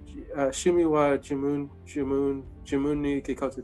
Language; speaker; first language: Japanese; non-native, learner; English